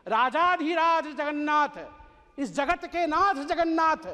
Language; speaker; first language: Hindi; non-native, local second language; Odia